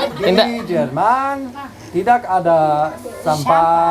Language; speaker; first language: Indonesian; non-native, learner; German